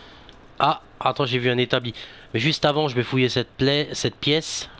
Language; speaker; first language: French; native; French